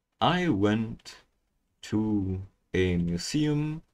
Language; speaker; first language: English; non-native, fluent; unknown